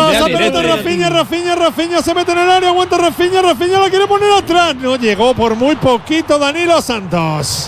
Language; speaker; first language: Spanish; native; Spanish